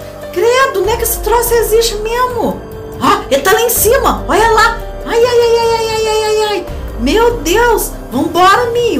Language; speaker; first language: Portuguese; native; Portuguese